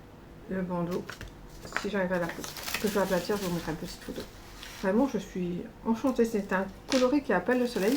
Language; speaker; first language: French; native; French